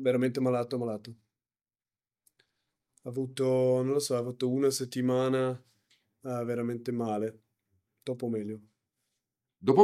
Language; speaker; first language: Italian; non-native, learner; German